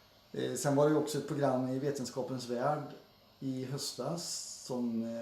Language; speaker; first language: Swedish; native; Swedish